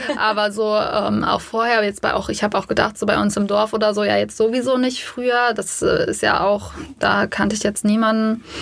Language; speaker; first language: German; native; German